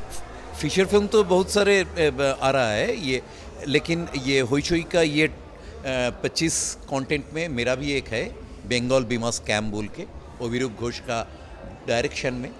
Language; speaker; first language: Hindi; non-native, local second language; Bangla